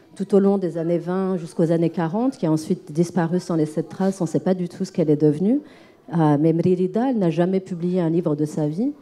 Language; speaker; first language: French; non-native, local second language; Arabic